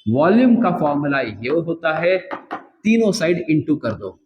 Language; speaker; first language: Hindi; non-native, local second language; Kannada